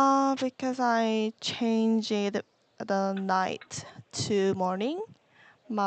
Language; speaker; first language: English; non-native, learner; Korean